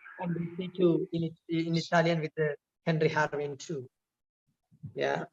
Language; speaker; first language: English; non-native, local second language; Malayalam